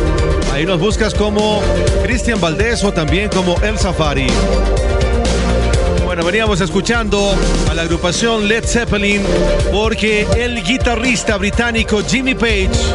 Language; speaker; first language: Spanish; native; Spanish